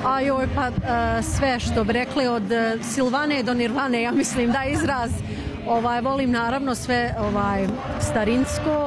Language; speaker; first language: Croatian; early bilingual, other home language; Bosnian